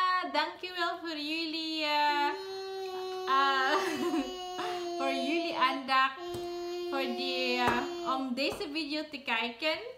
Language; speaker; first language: Dutch; non-native, learner; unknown